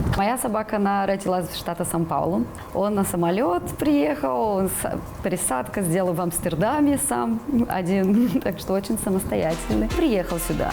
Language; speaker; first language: Russian; non-native, fluent; Portuguese